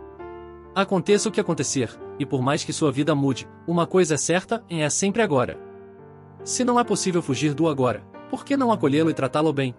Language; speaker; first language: Portuguese; native; Portuguese